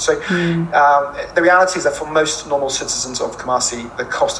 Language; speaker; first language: English; non-native, local second language; Akan